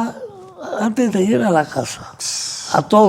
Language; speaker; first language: Spanish; non-native, fluent; Arabic